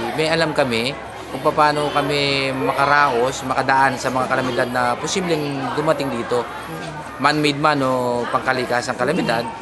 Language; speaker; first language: Filipino; non-native, local second language; Pampanga